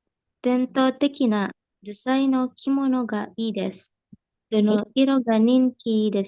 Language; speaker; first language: Japanese; non-native, learner; Indonesian